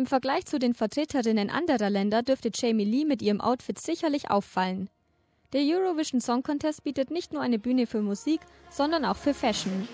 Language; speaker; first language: German; native; German